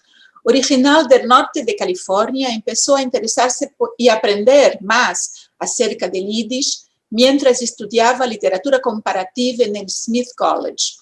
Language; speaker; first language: Spanish; non-native, fluent; Portuguese